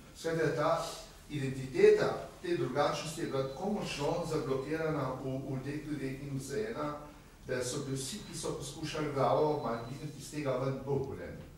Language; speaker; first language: Slovenian; native; Slovenian